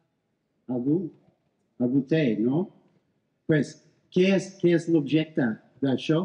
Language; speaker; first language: Catalan; non-native, fluent; English